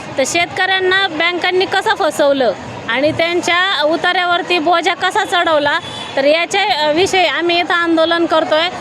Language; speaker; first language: Marathi; native; Marathi